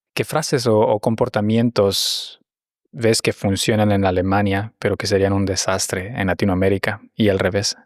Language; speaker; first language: Spanish; native; Spanish